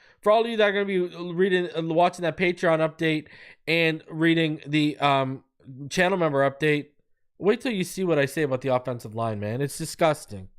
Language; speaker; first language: English; native; English